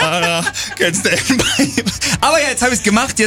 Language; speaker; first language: German; native; German